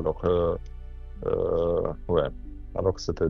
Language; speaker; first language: French; non-native, fluent; Romanian